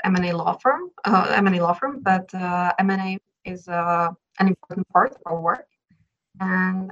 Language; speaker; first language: English; non-native, fluent; Czech